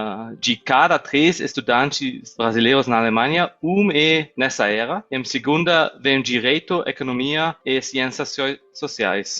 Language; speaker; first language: Portuguese; non-native, fluent; German